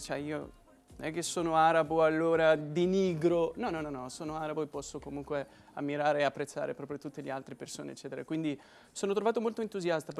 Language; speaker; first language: Italian; non-native, fluent; Arabic